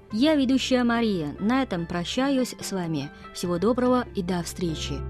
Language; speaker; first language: Russian; non-native, fluent; Chinese